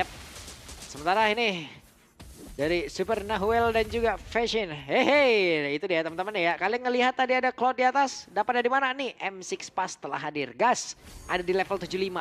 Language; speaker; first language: Indonesian; native; Indonesian